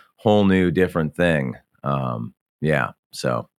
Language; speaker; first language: English; native; English